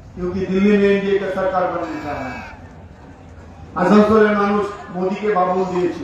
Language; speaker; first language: Hindi; non-native, local second language; Bangla